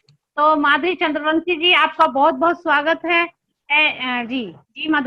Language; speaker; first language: Hindi; native; Hindi